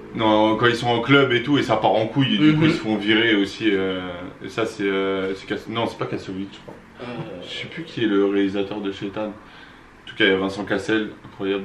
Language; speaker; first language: French; native; French